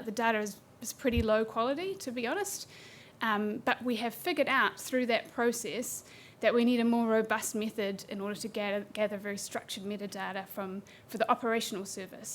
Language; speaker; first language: English; native; English